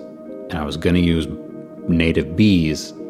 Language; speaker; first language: English; non-native, local second language; Urdu